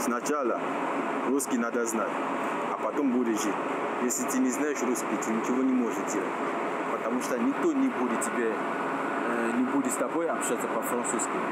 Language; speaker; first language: Russian; non-native, learner; French